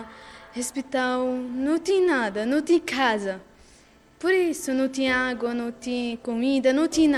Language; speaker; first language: Portuguese; non-native, learner; Arabic